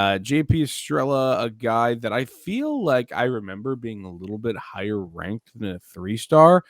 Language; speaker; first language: English; native; English